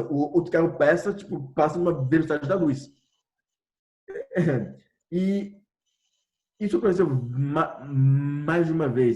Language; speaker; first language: Portuguese; non-native, fluent; French